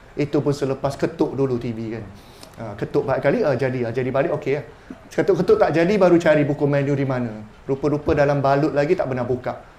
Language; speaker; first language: Malay; non-native, local second language; Chinese